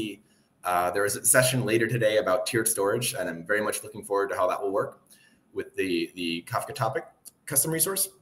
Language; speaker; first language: English; native; English